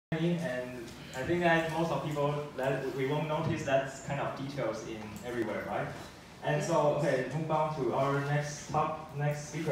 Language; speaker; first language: English; non-native, learner; Chinese